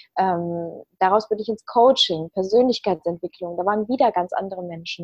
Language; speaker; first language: German; early bilingual, other home language; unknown